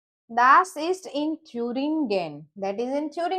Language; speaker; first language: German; non-native, learner; Gujarati